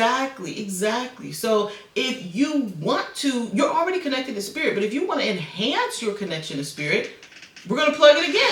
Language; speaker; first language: English; native; English